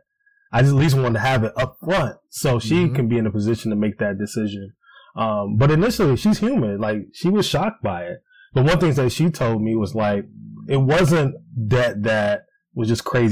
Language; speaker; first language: English; native; English